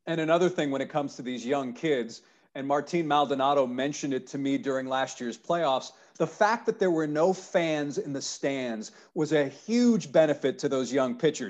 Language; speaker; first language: English; native; English